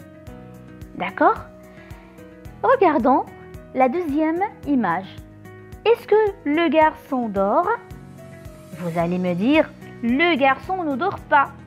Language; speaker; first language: French; non-native, local second language; Arabic